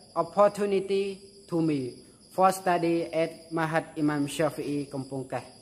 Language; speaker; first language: English; non-native, learner; Khmer